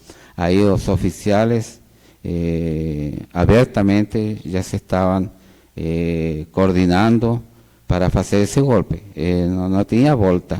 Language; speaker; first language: Portuguese; non-native, fluent; Spanish